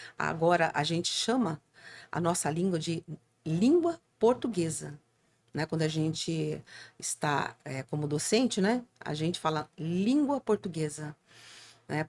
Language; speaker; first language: Portuguese; native; Portuguese